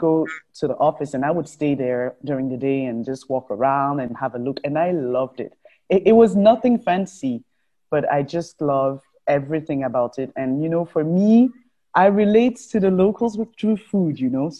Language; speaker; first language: English; non-native, local second language; French